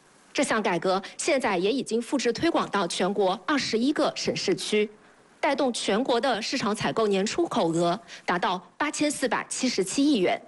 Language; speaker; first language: Chinese; native; Chinese